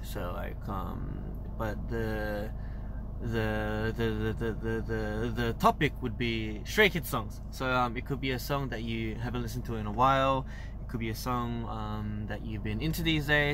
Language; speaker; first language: English; early bilingual, other home language; Korean